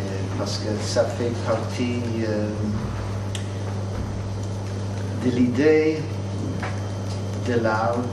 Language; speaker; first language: French; non-native, fluent; English